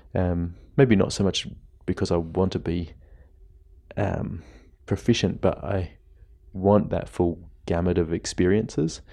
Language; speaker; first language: English; native; English